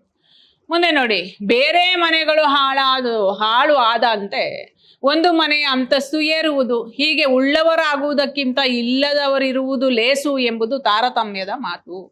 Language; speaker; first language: Kannada; native; Kannada